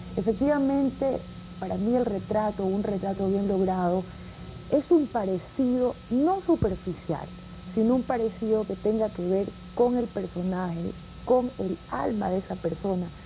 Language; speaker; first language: Spanish; native; Spanish